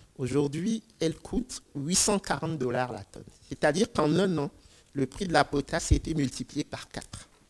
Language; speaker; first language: French; non-native, local second language; Ewe